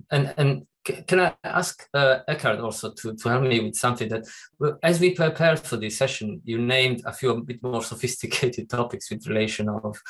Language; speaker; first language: English; non-native, fluent; Italian